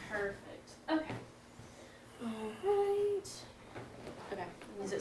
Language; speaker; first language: English; native; English